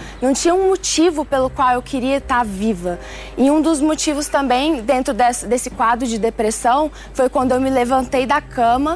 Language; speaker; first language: Portuguese; early bilingual, other home language; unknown